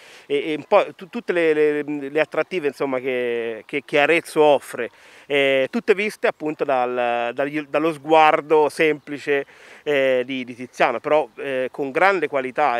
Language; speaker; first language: Italian; native; Italian